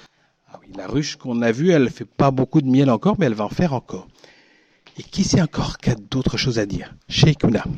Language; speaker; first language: French; native; French